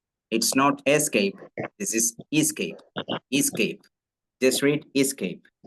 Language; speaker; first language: English; non-native, local second language; Malayalam